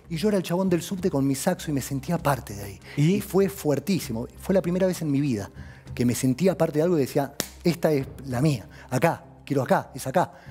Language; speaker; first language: Spanish; native; Spanish